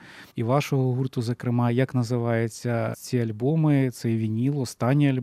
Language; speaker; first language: Ukrainian; native; Ukrainian